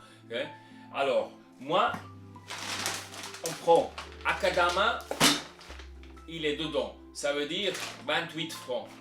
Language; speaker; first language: French; non-native, local second language; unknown